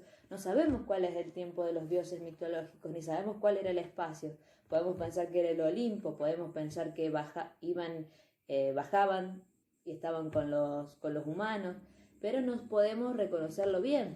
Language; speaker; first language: Spanish; native; Spanish